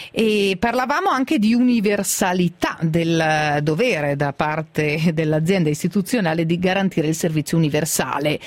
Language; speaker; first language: Italian; native; Italian